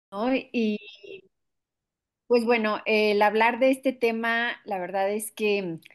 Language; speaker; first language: Spanish; native; Spanish